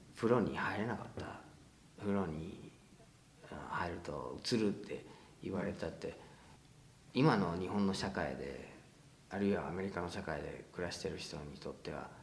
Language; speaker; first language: Japanese; non-native, fluent; English